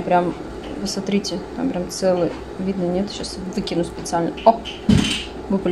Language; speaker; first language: Russian; native; Russian